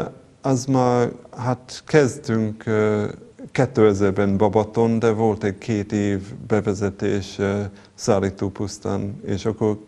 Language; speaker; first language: Hungarian; non-native, fluent; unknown